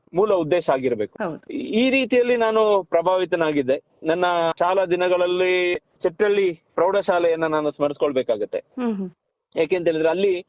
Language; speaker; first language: Kannada; non-native, local second language; Kodava